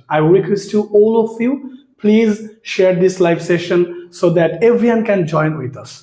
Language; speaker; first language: English; non-native, local second language; Bangla